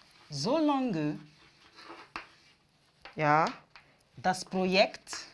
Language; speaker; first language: German; non-native, fluent; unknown